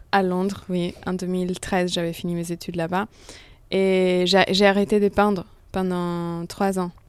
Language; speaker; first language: French; non-native, fluent; Italian